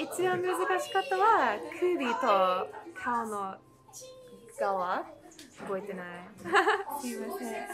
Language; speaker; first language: Japanese; non-native, learner; English